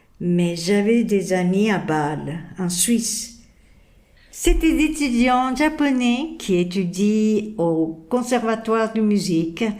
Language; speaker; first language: French; non-native, fluent; Japanese